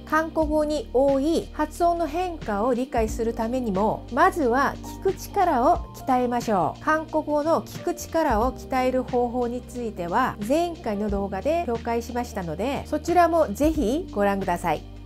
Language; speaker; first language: Japanese; non-native, fluent; Korean